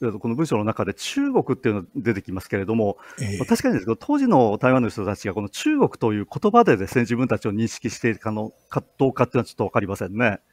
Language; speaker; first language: Japanese; native; Japanese